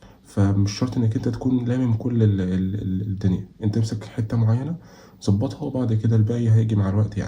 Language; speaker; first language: Arabic; native; Arabic